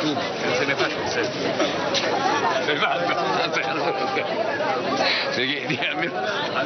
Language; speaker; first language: Italian; native; Italian